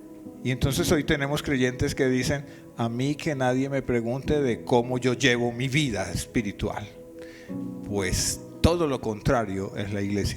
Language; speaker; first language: Spanish; native; Spanish